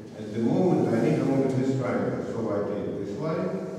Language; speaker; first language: English; non-native, fluent; Russian